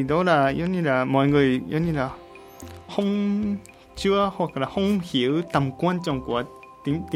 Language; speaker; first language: Vietnamese; non-native, learner; Japanese